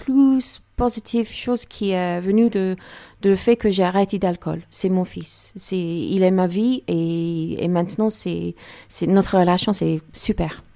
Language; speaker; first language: French; non-native, learner; English